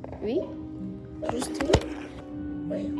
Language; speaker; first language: French; non-native, learner; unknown